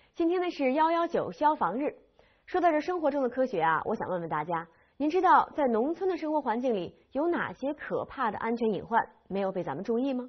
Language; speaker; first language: Chinese; native; Chinese